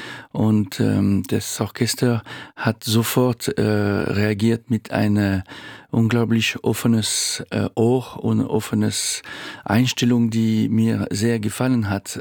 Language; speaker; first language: German; non-native, fluent; French